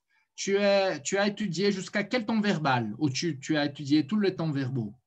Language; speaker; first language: French; non-native, fluent; Portuguese